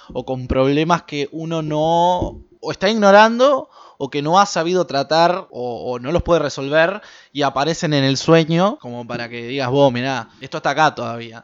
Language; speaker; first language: Spanish; native; Spanish